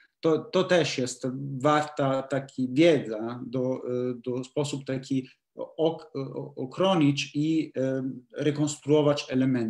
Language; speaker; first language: Polish; non-native, learner; Italian